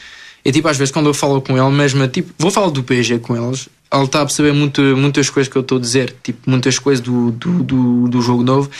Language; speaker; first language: Portuguese; early bilingual, other home language; French